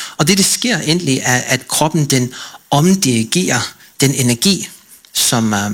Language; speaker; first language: Danish; non-native, fluent; English